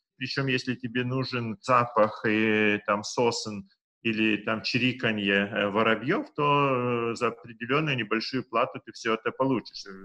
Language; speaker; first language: Russian; non-native, local second language; Lithuanian